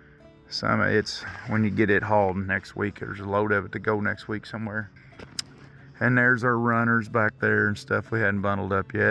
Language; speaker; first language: English; native; English